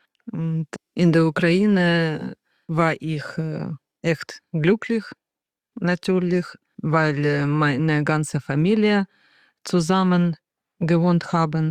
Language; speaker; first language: German; non-native, learner; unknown